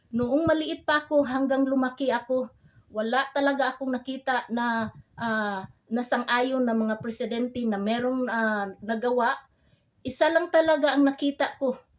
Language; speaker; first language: Filipino; non-native, local second language; Cebuano